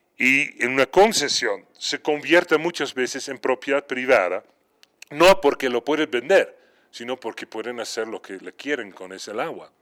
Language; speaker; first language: Spanish; non-native, fluent; Dutch